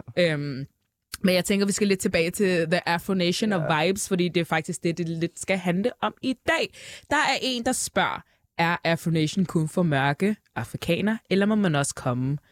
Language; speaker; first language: Danish; early bilingual, other home language; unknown